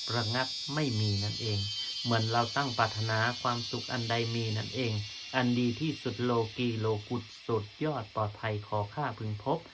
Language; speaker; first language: Thai; native; Thai